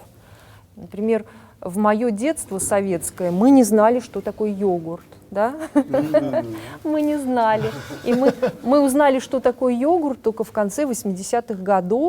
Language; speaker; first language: Russian; native; Russian